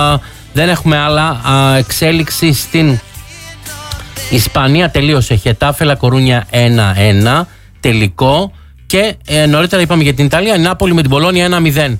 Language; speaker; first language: Greek; native; Greek